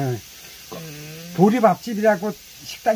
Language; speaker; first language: Korean; native; Korean